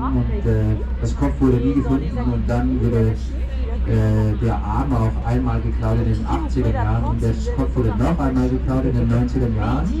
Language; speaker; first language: German; non-native, fluent; Danish